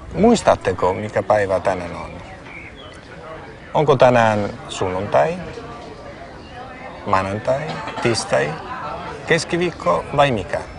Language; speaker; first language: Finnish; non-native, fluent; Italian